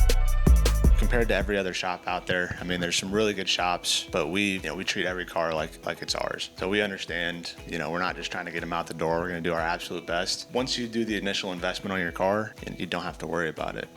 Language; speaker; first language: English; native; English